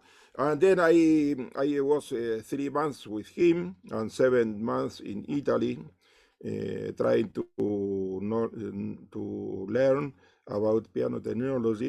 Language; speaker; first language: English; non-native, learner; Spanish